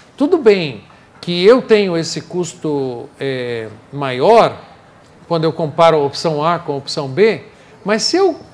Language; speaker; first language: Portuguese; non-native, fluent; English